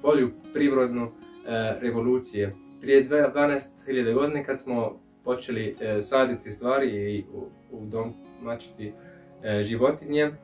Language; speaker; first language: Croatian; early bilingual, heritage; English